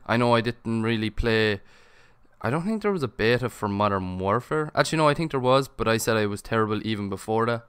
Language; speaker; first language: English; native; English